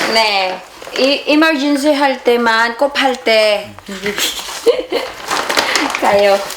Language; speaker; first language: Korean; non-native, learner; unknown